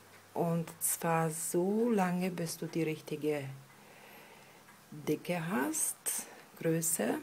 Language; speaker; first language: German; non-native, fluent; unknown